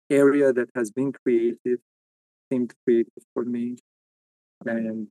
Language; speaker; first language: English; non-native, fluent; Persian